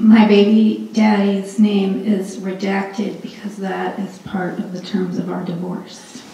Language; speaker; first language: English; early bilingual, other home language; Hindi